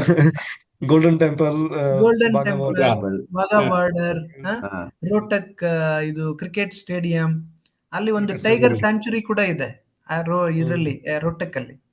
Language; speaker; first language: Kannada; non-native, learner; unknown